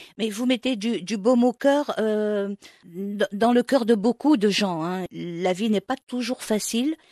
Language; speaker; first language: French; non-native, local second language; Arabic